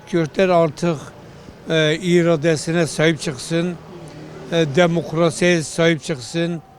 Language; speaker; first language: Turkish; non-native, local second language; Kurdish